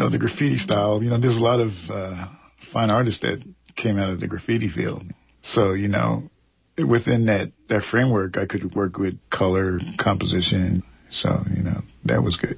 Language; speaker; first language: English; native; English